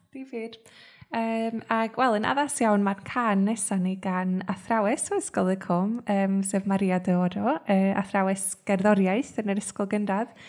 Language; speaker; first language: Welsh; native; Welsh